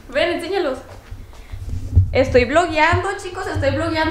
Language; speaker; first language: Spanish; early bilingual, heritage; Spanish